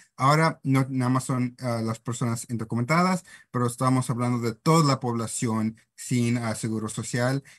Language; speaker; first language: Spanish; non-native, fluent; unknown